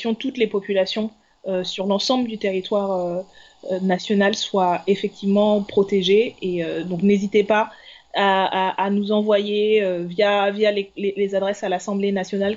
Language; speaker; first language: French; native; French